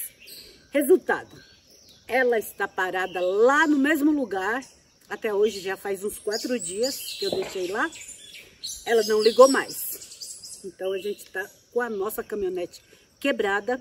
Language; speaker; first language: Portuguese; native; Portuguese